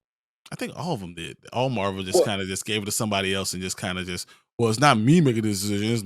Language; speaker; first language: English; native; English